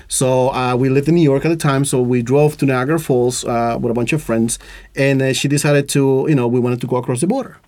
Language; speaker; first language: English; non-native, fluent; Spanish